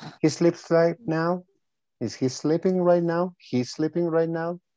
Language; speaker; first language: English; non-native, fluent; Spanish